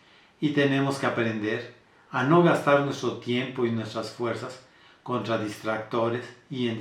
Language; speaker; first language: Spanish; native; Spanish